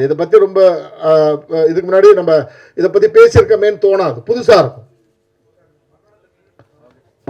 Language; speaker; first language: Tamil; native; Tamil